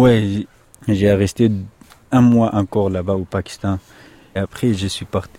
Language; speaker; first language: French; non-native, learner; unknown